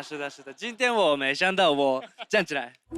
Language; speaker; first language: Chinese; non-native, learner; Japanese